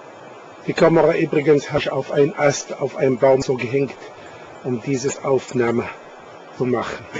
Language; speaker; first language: German; non-native, fluent; Arabic